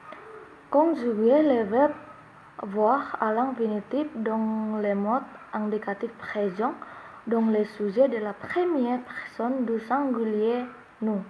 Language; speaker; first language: French; non-native, learner; Indonesian